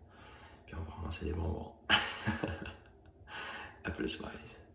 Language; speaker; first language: French; native; French